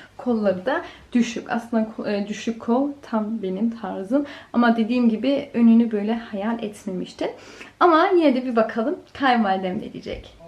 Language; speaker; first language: Turkish; early bilingual, heritage; Turkish